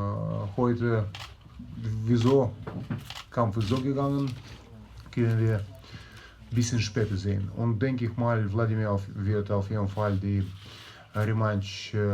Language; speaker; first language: German; non-native, learner; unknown